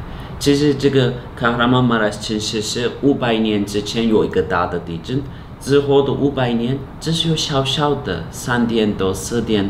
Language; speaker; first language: Chinese; non-native, fluent; Turkish